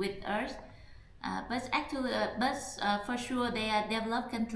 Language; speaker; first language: English; non-native, learner; Vietnamese